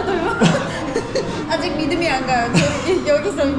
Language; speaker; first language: Korean; non-native, fluent; Armenian